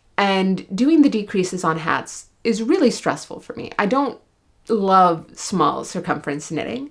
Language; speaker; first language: English; native; English